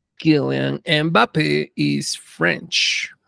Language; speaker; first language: English; non-native, fluent; Spanish